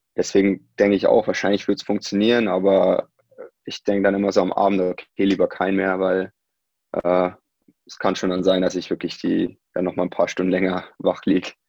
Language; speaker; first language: German; native; German